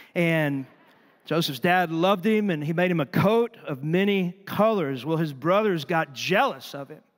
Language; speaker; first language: English; native; English